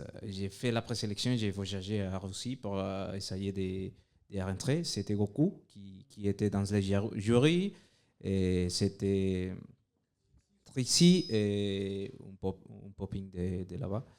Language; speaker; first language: French; non-native, fluent; Spanish